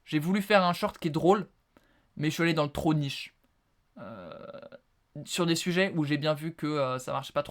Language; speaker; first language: French; native; French